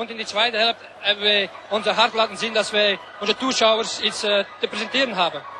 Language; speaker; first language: German; non-native, learner; Dutch